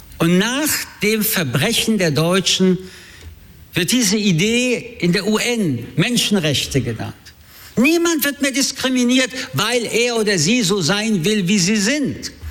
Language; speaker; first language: German; early bilingual, other home language; French